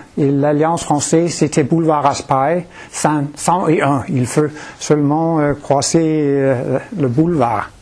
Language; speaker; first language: French; non-native, fluent; Danish